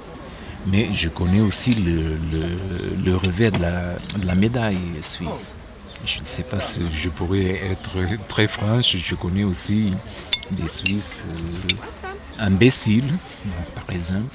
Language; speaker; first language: French; non-native, fluent; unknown